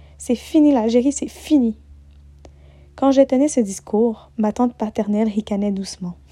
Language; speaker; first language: French; early bilingual, other home language; Arabic